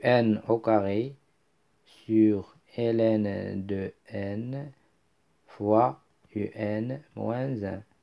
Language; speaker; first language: French; non-native, local second language; Arabic